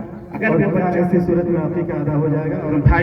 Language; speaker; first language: Hindi; native; Hindi